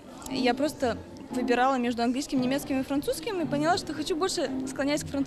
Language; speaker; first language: Russian; native; Russian